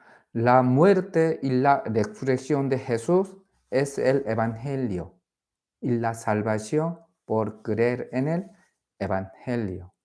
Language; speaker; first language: Spanish; non-native, fluent; Korean